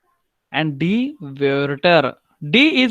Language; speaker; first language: German; non-native, learner; Marathi